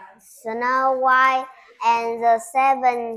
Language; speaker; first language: English; non-native, learner; Vietnamese